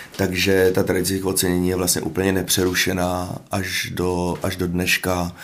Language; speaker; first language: Czech; native; Czech